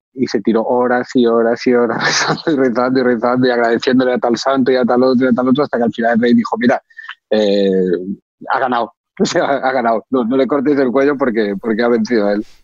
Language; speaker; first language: Spanish; native; Spanish